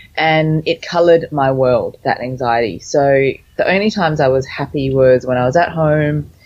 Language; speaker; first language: English; early bilingual, other home language; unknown